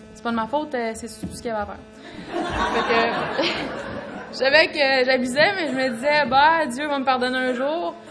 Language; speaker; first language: French; native; French